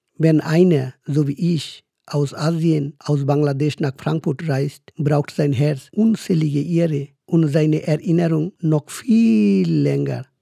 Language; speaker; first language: German; non-native, fluent; Bangla